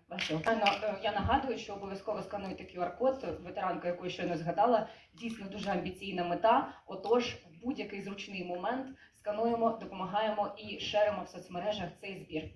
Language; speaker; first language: Ukrainian; native; Ukrainian